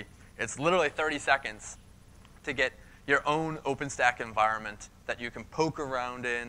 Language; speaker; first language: English; native; English